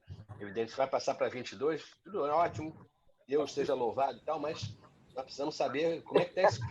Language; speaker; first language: Portuguese; native; Portuguese